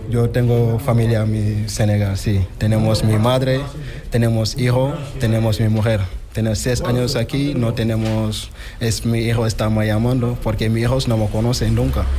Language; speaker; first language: Spanish; non-native, learner; Wolof